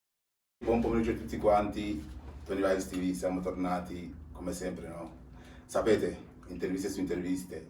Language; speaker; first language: Italian; native; Italian